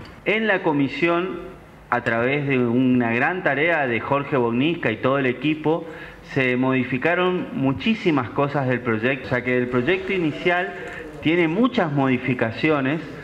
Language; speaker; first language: Spanish; native; Spanish